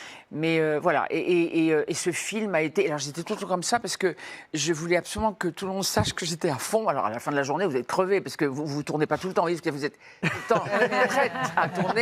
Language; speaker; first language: French; native; French